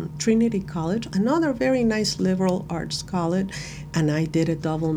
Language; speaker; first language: English; non-native, fluent; Spanish